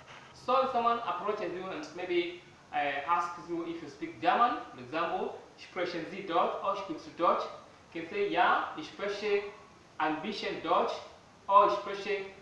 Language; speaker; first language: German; non-native, fluent; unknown